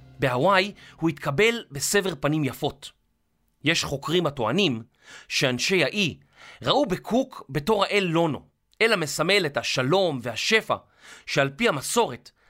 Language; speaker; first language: Hebrew; native; Hebrew